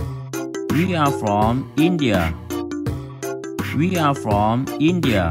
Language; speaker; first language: English; non-native, fluent; Thai